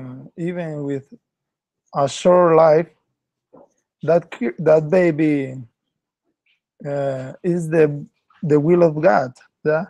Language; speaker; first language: English; non-native, learner; Spanish